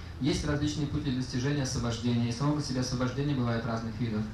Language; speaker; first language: Russian; native; Russian